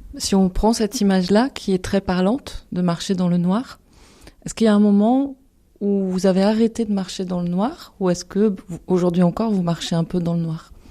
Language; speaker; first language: French; native; French